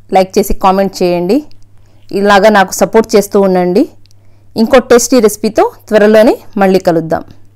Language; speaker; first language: Telugu; non-native, local second language; Urdu